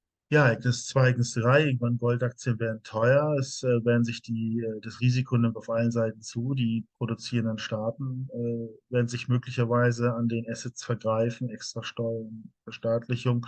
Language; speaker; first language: German; native; German